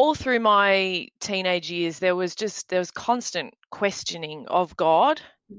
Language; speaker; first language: English; native; English